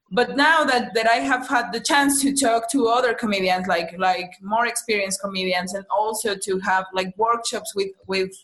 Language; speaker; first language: English; non-native, fluent; Spanish